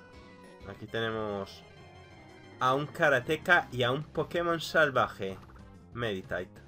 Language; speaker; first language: Spanish; native; Spanish